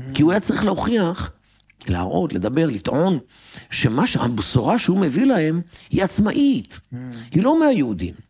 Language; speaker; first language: Hebrew; native; Hebrew